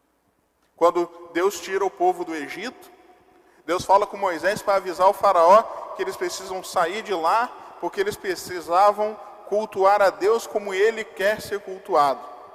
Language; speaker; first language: Portuguese; native; Portuguese